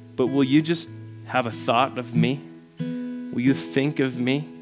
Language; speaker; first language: English; native; English